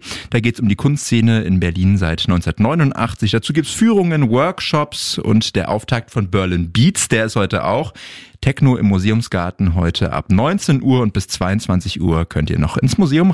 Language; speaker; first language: German; native; German